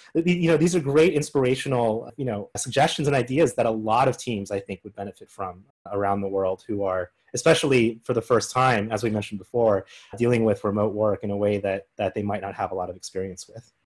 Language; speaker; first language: English; native; English